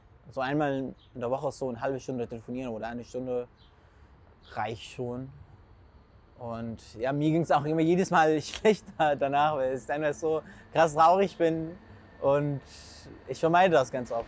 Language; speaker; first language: German; non-native, fluent; Arabic